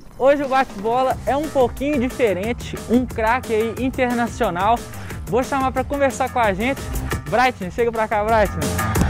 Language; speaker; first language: Portuguese; native; Portuguese